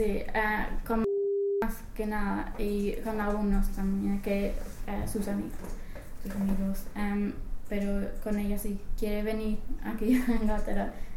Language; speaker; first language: Spanish; non-native, fluent; English